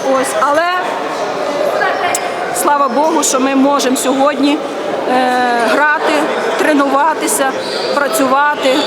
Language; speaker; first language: Ukrainian; native; Ukrainian